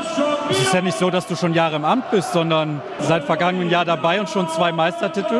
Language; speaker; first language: German; native; German